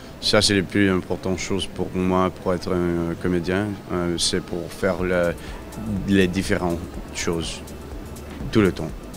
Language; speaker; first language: French; non-native, learner; English